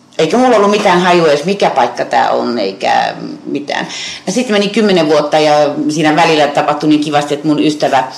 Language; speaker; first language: Finnish; native; Finnish